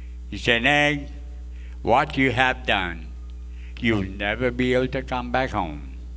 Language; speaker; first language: English; early bilingual, other home language; French